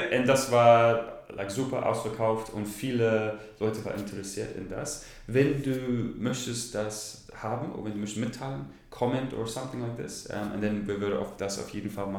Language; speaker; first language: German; non-native, learner; English